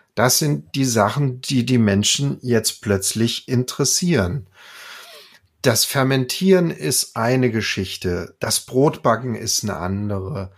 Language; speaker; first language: German; native; German